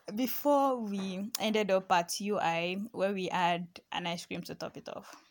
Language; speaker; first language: English; non-native, local second language; Yoruba